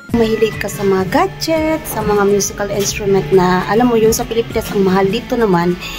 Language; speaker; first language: Filipino; non-native, local second language; Cebuano